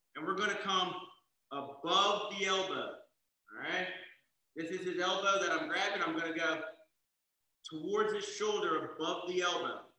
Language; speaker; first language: English; native; English